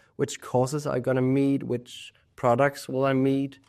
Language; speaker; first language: English; non-native, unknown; Danish